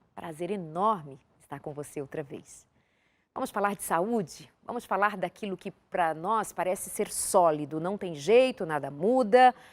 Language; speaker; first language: Portuguese; native; Portuguese